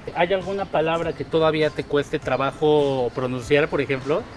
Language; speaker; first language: Spanish; native; Spanish